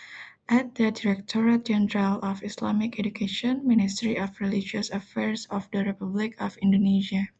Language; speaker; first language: English; non-native, learner; Indonesian